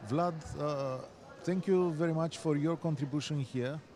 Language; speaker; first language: English; non-native, fluent; Romanian